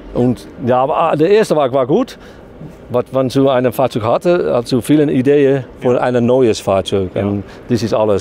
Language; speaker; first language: German; non-native, learner; Dutch